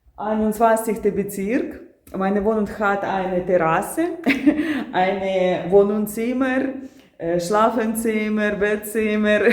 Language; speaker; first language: German; non-native, learner; Ukrainian